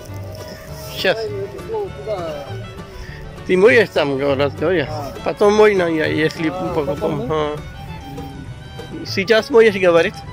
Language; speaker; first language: Russian; non-native, learner; Urdu